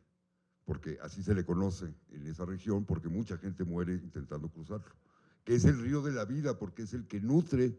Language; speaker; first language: Spanish; native; Spanish